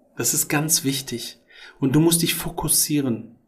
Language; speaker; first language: German; early bilingual, other home language; Arabic